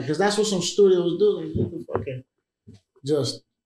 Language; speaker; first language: English; early bilingual, other home language; Spanish